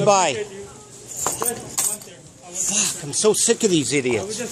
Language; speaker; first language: English; non-native, fluent; Punjabi